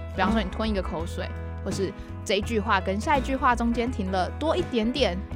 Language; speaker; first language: Chinese; native; Chinese